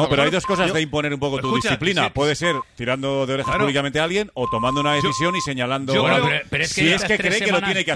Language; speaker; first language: Spanish; native; Spanish